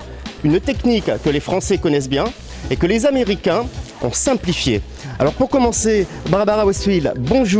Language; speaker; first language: French; native; French